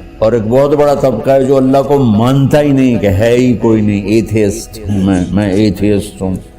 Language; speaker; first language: Urdu; non-native, local second language; Punjabi